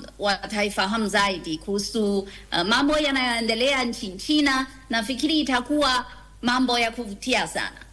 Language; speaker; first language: Swahili; non-native, fluent; Chinese